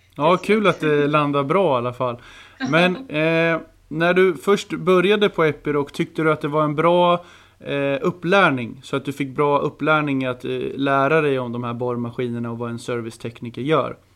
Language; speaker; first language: Swedish; native; Swedish